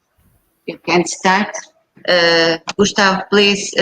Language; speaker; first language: English; non-native, fluent; Portuguese